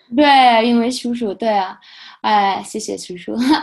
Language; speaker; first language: Chinese; non-native, fluent; English